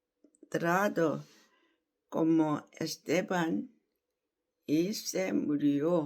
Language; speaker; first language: Spanish; non-native, learner; Korean